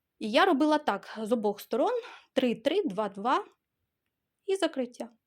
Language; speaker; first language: Ukrainian; non-native, local second language; Russian